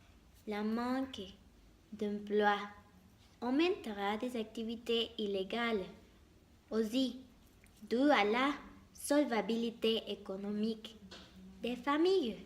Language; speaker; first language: French; non-native, learner; Spanish